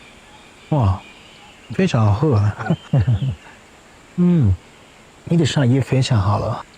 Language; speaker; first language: Chinese; non-native, learner; Italian